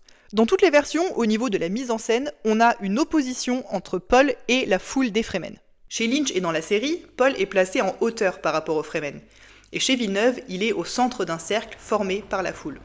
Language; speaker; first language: French; native; French